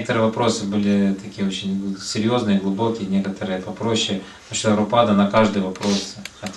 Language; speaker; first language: Russian; native; Russian